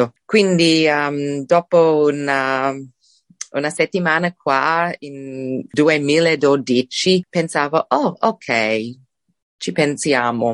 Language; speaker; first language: Italian; non-native, fluent; English